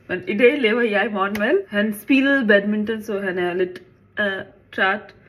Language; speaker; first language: Danish; non-native, learner; Hindi